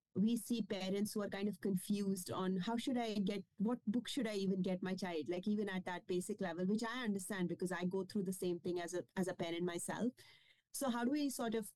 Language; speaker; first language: English; non-native, local second language; Kashmiri